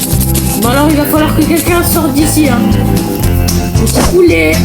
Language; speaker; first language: French; native; French